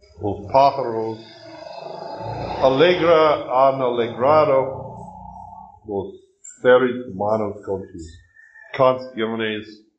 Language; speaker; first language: Spanish; non-native, learner; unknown